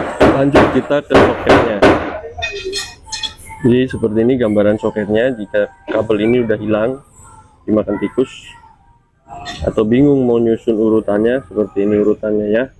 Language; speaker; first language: Indonesian; native; Indonesian